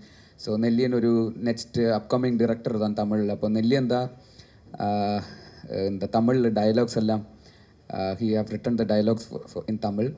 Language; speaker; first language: Tamil; non-native, learner; Malayalam